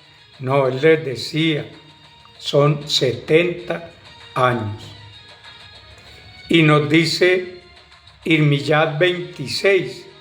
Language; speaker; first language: Spanish; native; Spanish